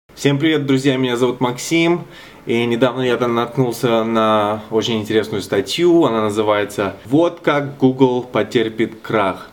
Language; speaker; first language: Russian; native; Russian